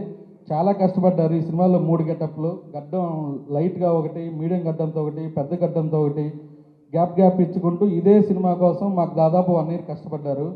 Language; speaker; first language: Telugu; native; Telugu